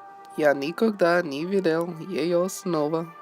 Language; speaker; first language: Russian; non-native, learner; English